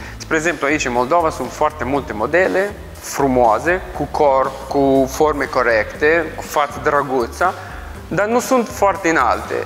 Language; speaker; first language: Romanian; non-native, fluent; Italian